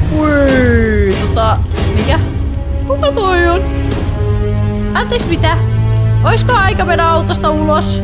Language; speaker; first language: Finnish; native; Finnish